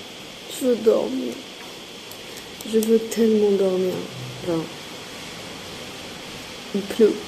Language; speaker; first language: French; non-native, local second language; Arabic